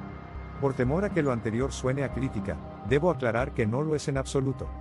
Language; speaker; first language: Spanish; native; Spanish